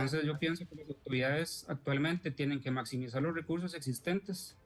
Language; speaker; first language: Spanish; native; Spanish